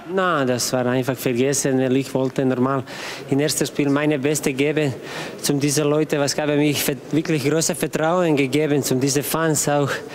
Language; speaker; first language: German; non-native, learner; Croatian